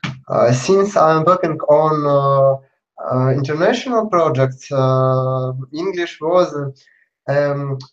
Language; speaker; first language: English; non-native, learner; Russian